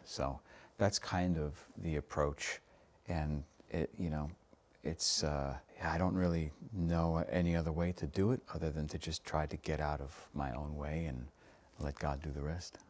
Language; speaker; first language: English; native; English